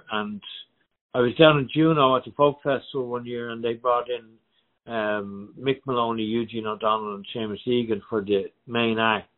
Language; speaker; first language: English; native; English